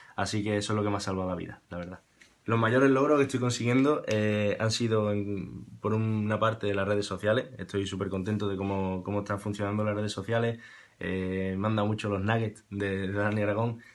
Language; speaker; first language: Spanish; native; Spanish